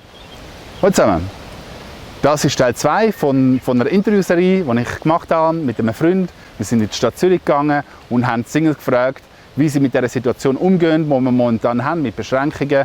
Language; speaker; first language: German; native; German